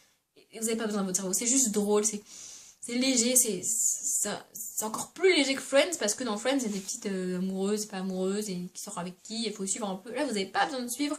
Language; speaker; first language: French; native; French